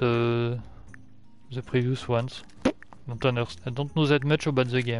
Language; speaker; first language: English; non-native, learner; French